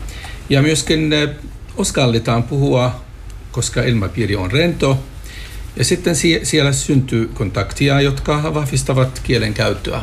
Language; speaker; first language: Finnish; non-native, fluent; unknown